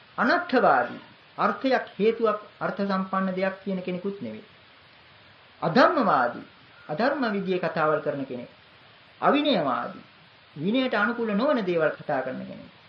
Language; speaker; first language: Sinhala; native; Sinhala